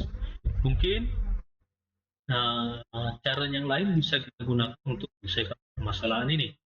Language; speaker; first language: Indonesian; native; Indonesian